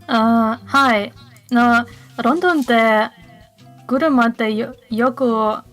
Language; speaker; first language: Japanese; non-native, learner; English